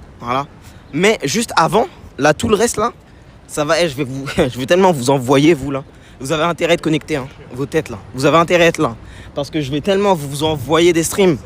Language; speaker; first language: French; native; French